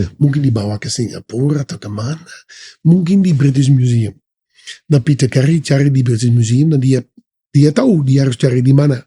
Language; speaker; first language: Indonesian; non-native, fluent; Dutch